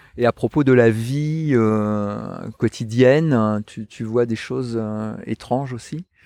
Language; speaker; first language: French; native; French